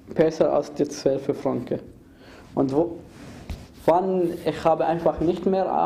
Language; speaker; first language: German; non-native, fluent; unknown